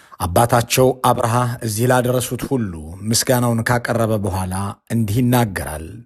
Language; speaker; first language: Amharic; native; Amharic